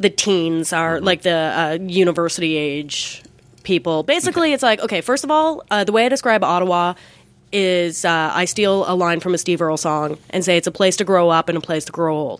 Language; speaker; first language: English; native; English